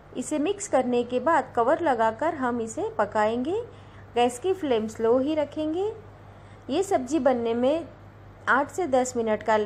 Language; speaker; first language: Hindi; non-native, local second language; Gujarati